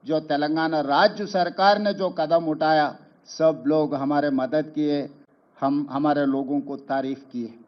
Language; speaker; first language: Hindi; non-native, local second language; Telugu